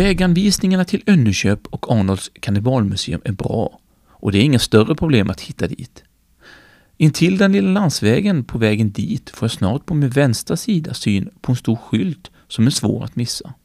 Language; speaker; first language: Swedish; native; Swedish